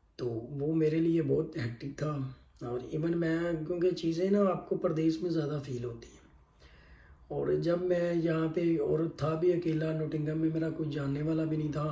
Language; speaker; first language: Urdu; non-native, local second language; Punjabi